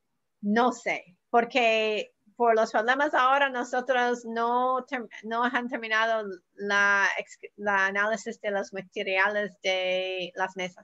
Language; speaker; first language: Spanish; non-native, learner; English